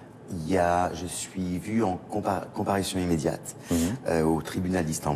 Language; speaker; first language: French; native; French